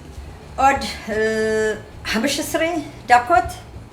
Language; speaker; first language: Hebrew; non-native, learner; Amharic